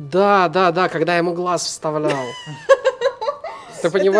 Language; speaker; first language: Russian; native; Russian